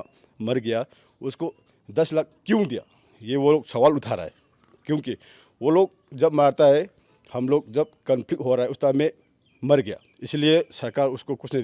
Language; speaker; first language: Hindi; non-native, local second language; Manipuri